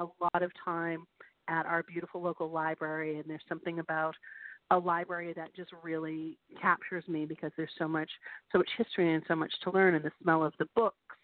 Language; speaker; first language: English; native; English